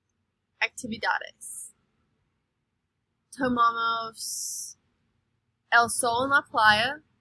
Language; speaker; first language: Spanish; non-native, learner; English